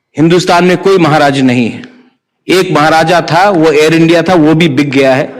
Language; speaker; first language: Hindi; non-native, local second language; Kok Borok